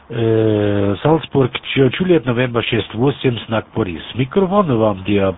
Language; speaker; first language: Russian; non-native, learner; German